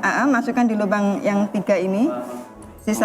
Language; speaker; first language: Indonesian; native; Indonesian